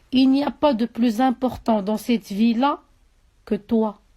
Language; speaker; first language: French; non-native, local second language; Arabic